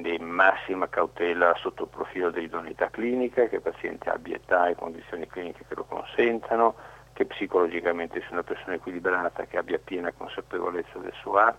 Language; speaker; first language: Italian; native; Italian